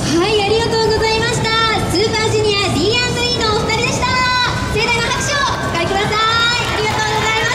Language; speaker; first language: Japanese; native; Japanese